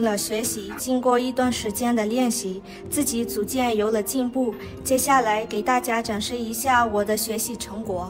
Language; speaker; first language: Chinese; non-native, fluent; Burmese